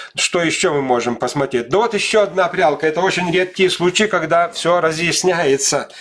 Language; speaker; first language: Russian; non-native, local second language; Lithuanian